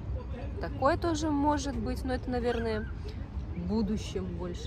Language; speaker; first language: Russian; native; Russian